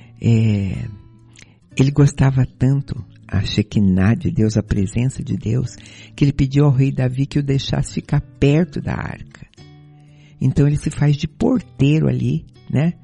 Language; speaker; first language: Portuguese; native; Portuguese